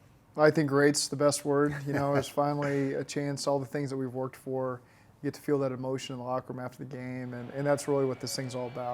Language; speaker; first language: English; native; English